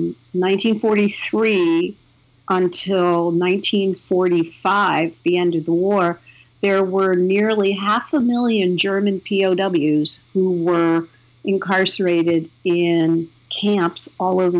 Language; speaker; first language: English; native; English